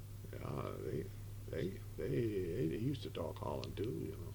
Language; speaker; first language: English; early bilingual, other home language; Dutch